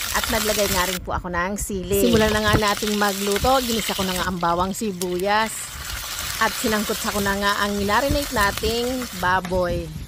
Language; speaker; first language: Filipino; non-native, local second language; Bikol